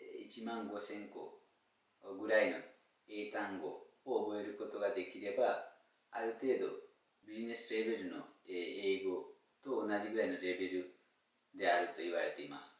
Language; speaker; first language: Japanese; non-native, fluent; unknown